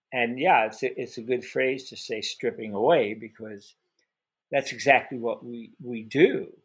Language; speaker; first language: English; native; English